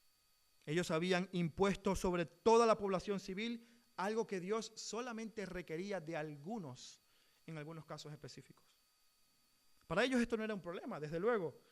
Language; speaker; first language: Spanish; native; Spanish